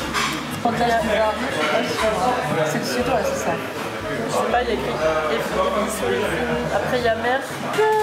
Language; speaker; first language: Japanese; non-native, learner; French